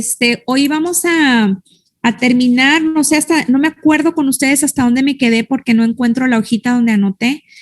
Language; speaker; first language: Spanish; native; Spanish